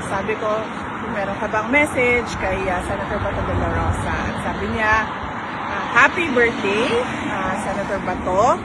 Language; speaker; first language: Filipino; native; Filipino